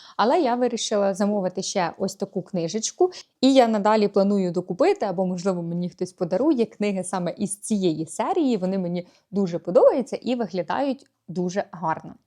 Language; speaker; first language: Ukrainian; native; Ukrainian